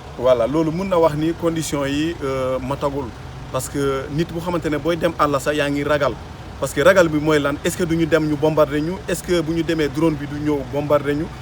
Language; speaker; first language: Wolof; non-native, local second language; Jola-Fonyi